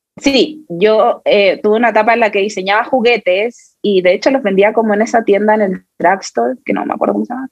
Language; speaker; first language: Spanish; native; Spanish